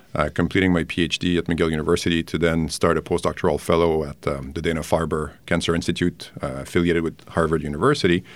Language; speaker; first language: English; non-native, fluent; French